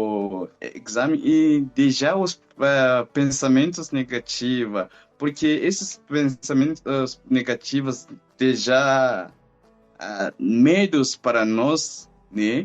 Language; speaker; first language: Portuguese; non-native, fluent; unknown